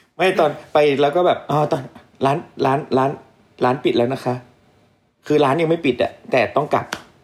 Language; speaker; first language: Thai; native; Thai